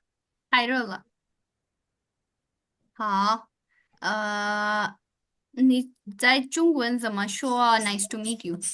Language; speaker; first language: Chinese; non-native, fluent; Urdu